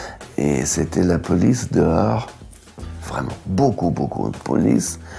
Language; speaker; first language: French; non-native, fluent; German